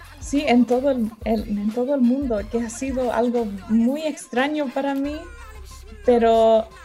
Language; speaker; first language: Spanish; early bilingual, heritage; Spanish